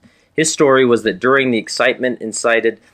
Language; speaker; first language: English; native; English